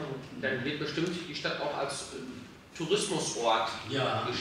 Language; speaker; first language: German; native; German